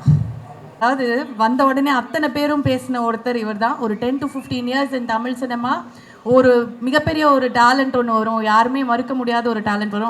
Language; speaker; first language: Tamil; native; Tamil